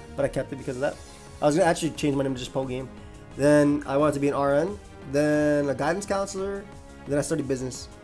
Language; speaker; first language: English; native; English